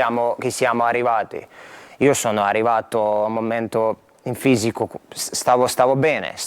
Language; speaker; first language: Italian; non-native, fluent; Croatian